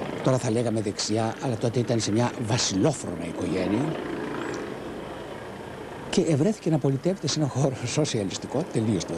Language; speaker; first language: Greek; native; Greek